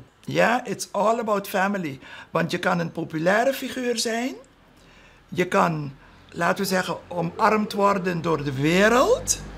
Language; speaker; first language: Dutch; non-native, local second language; Papiamento